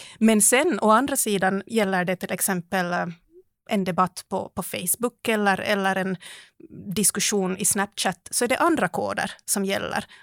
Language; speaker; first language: Swedish; native; Swedish